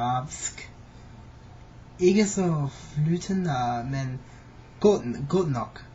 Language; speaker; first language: Danish; non-native, learner; English